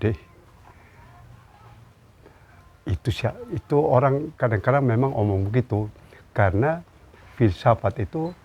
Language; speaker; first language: Indonesian; non-native, local second language; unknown